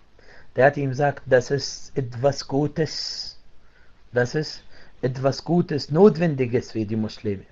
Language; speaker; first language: German; non-native, fluent; Arabic